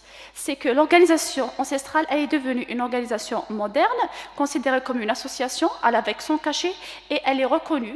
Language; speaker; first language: French; non-native, local second language; Kabyle